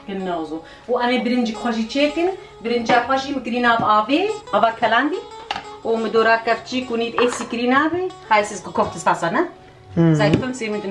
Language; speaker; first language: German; non-native, learner; Central Kurdish